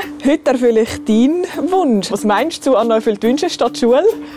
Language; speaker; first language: German; native; German